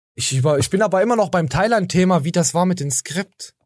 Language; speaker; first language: German; native; German